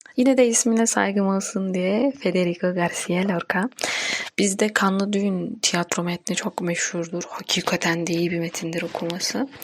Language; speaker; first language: Turkish; non-native, local second language; Kurdish